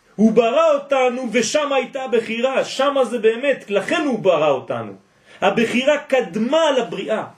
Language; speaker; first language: Hebrew; non-native, fluent; French